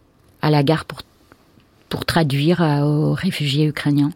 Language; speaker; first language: French; non-native, fluent; Russian